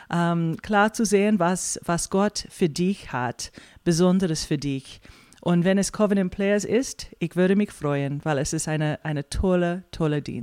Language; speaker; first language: German; non-native, fluent; English